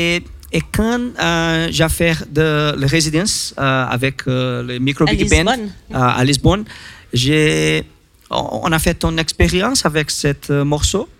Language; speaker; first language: French; non-native, learner; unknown